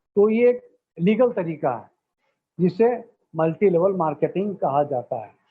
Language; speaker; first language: Hindi; native; Hindi